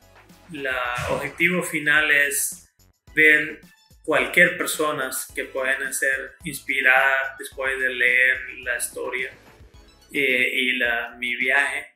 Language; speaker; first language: Spanish; non-native, fluent; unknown